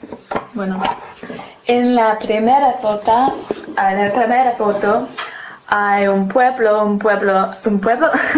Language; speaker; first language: Spanish; non-native, learner; English